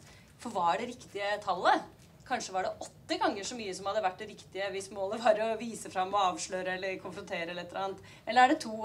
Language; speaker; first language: Norwegian; native; Norwegian